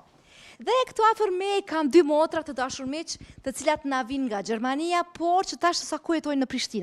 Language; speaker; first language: Albanian; native; Albanian